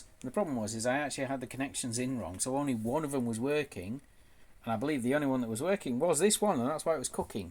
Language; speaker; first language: English; native; English